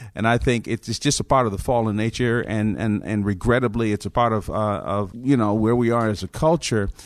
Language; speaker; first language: English; native; English